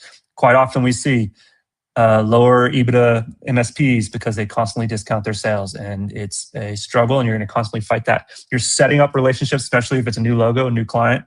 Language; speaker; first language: English; native; English